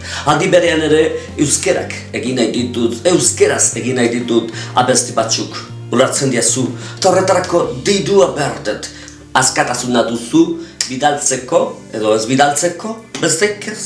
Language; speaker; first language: Basque; non-native, local second language; Spanish